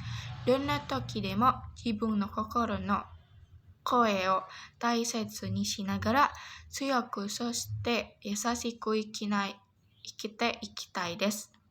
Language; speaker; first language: Japanese; non-native, learner; Indonesian